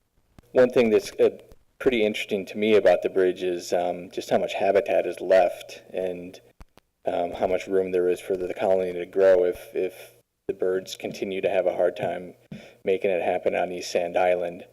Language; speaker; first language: English; native; English